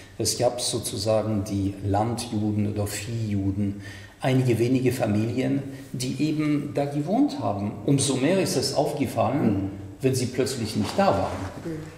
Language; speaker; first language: German; non-native, fluent; French